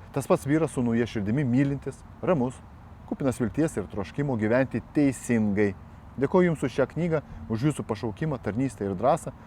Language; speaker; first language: Lithuanian; non-native, local second language; Russian